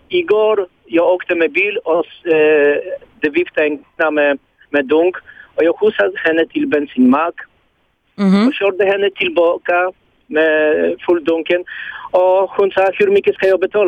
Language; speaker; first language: Swedish; non-native, learner; Polish